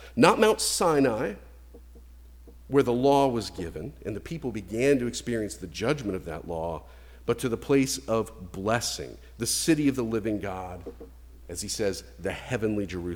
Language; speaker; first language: English; native; English